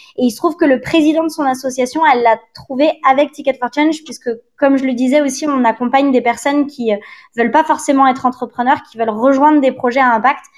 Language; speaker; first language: French; native; French